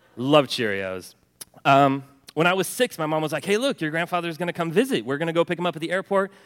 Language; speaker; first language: English; early bilingual, other home language; Norwegian